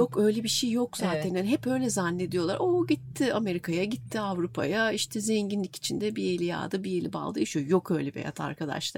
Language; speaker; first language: Turkish; native; Turkish